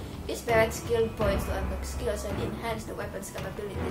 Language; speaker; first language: English; non-native, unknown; Indonesian